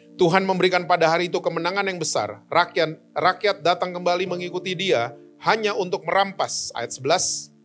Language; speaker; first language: Indonesian; native; Indonesian